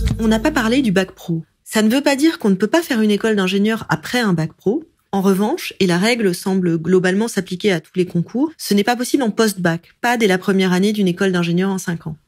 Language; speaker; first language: French; native; French